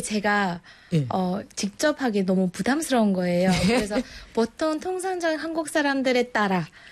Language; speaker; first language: Korean; non-native, fluent; Mongolian